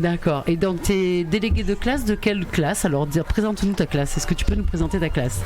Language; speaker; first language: French; native; French